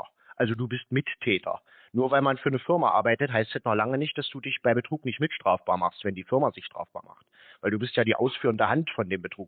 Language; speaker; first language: German; native; German